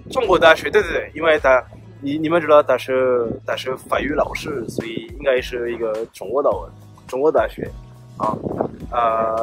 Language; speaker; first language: Chinese; non-native, learner; French